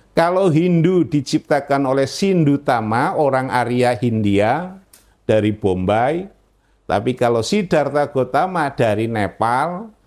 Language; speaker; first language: Indonesian; non-native, local second language; Javanese